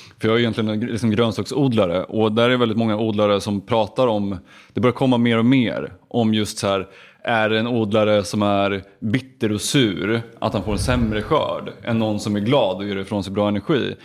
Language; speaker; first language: Swedish; native; Swedish